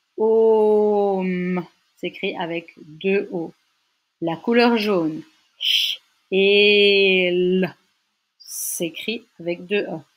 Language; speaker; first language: French; native; French